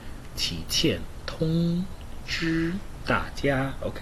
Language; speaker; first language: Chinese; non-native, learner; English